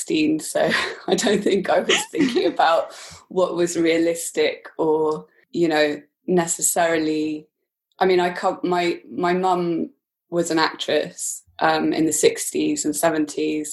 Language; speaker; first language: English; native; English